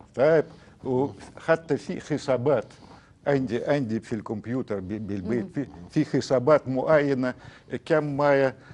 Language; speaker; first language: Arabic; non-native, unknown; Russian